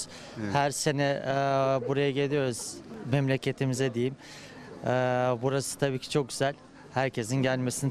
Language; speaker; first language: Turkish; non-native, fluent; Bosnian